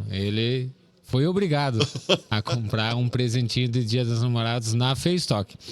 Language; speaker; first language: Portuguese; native; Portuguese